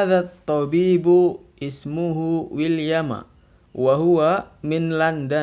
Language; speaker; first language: Arabic; non-native, learner; Indonesian